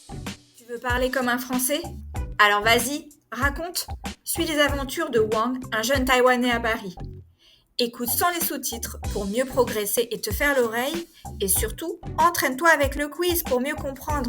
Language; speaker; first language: French; native; French